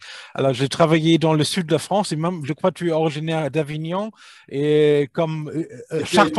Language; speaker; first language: French; non-native, fluent; German